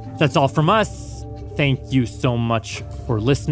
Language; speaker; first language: English; native; English